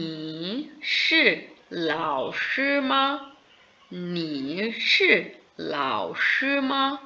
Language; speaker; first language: Chinese; non-native, fluent; Bangla